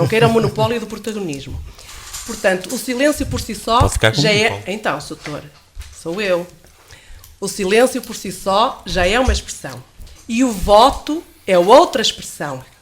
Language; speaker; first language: Portuguese; native; Portuguese